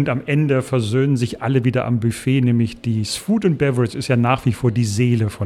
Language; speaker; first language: German; native; German